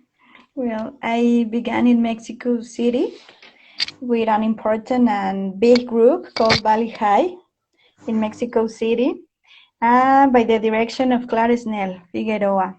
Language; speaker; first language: English; non-native, fluent; Spanish